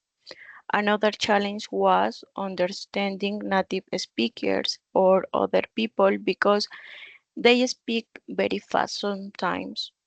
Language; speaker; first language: English; non-native, learner; Spanish